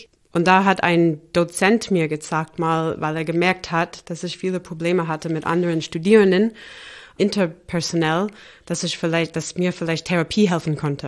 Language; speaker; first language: German; non-native, fluent; English